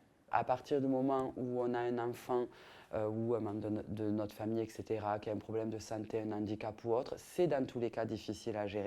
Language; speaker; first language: French; native; French